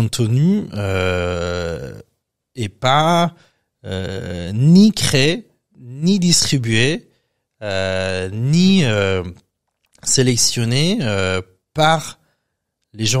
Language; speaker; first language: French; non-native, fluent; Persian